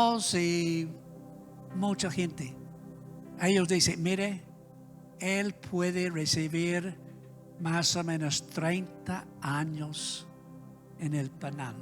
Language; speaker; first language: Spanish; non-native, learner; English